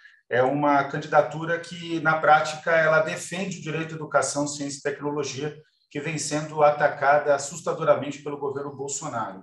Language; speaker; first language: Portuguese; native; Portuguese